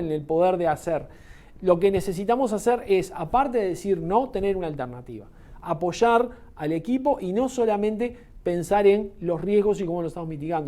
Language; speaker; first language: Spanish; native; Spanish